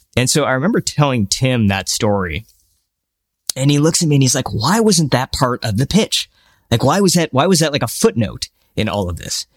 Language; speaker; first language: English; early bilingual, other home language; Hindi